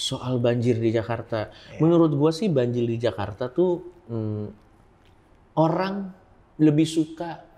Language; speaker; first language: Indonesian; native; Indonesian